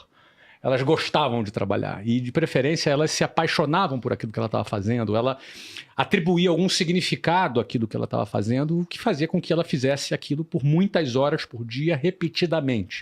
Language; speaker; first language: Portuguese; native; Portuguese